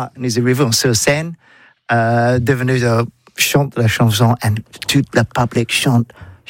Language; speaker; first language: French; non-native, learner; English